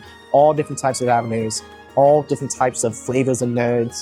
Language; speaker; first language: English; native; English